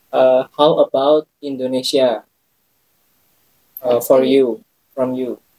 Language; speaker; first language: English; non-native, learner; Indonesian